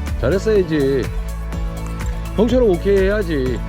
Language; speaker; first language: Korean; native; Korean